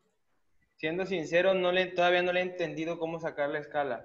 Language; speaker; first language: Spanish; native; Spanish